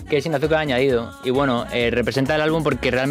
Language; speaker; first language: Spanish; native; Spanish